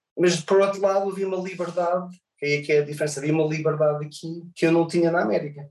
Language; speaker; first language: Portuguese; early bilingual, other home language; English